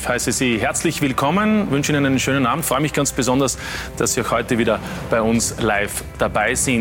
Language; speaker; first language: German; native; German